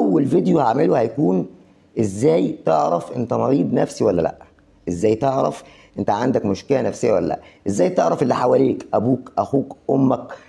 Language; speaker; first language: Arabic; native; Arabic